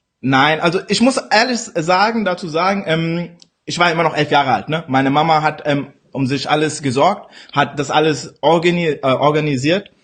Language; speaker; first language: German; early bilingual, other home language; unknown